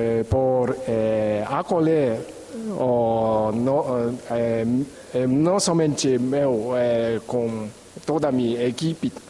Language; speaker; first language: Portuguese; non-native, fluent; Japanese